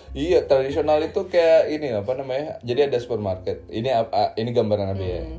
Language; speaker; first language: Indonesian; native; Indonesian